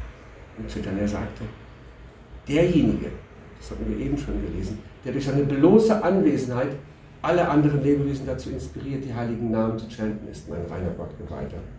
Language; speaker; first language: German; native; German